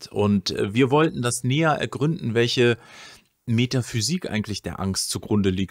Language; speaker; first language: German; native; German